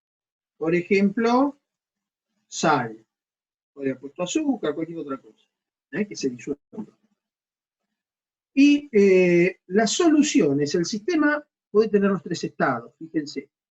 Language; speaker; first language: Spanish; native; Spanish